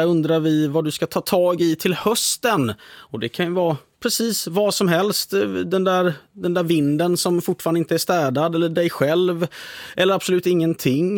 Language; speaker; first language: Swedish; native; Swedish